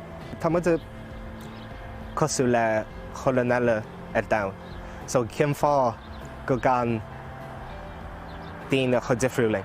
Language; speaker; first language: Irish; early bilingual, other home language; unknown